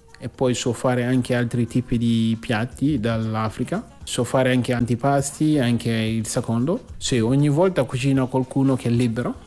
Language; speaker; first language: Italian; non-native, learner; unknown